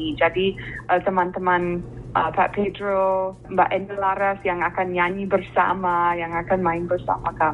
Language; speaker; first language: Indonesian; non-native, fluent; English